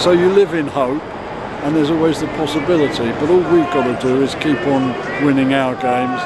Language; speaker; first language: English; native; English